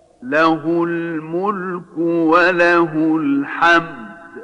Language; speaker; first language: Arabic; native; Arabic